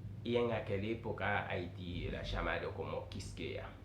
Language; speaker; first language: Spanish; non-native, fluent; Haitian Creole